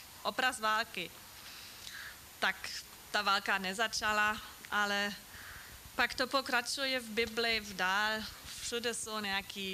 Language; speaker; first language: Czech; non-native, fluent; German